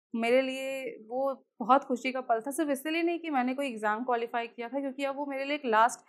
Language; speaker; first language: Hindi; native; Hindi